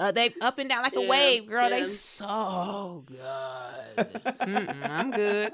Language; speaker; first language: English; native; English